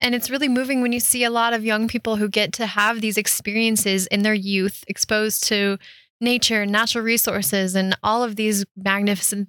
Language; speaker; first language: English; native; English